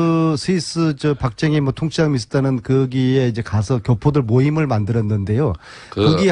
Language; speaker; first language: Korean; native; Korean